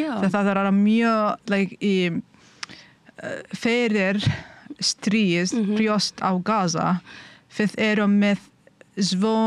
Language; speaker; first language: Icelandic; non-native, learner; Arabic